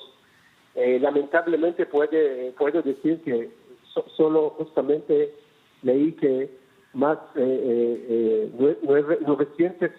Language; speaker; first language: Spanish; non-native, fluent; Hebrew